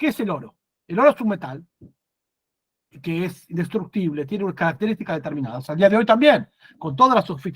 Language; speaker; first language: Spanish; native; Spanish